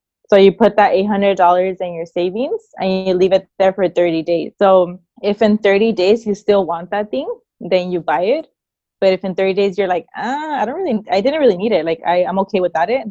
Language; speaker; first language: English; early bilingual, other home language; Spanish